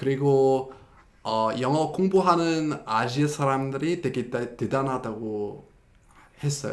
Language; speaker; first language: Korean; non-native, fluent; English